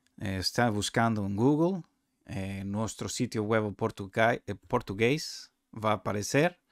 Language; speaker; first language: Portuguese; non-native, learner; Spanish